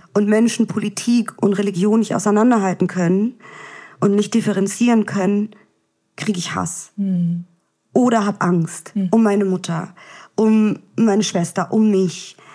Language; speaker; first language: German; early bilingual, other home language; Russian